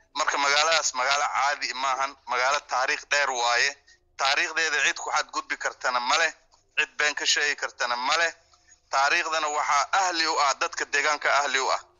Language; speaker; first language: Somali; non-native, local second language; Swahili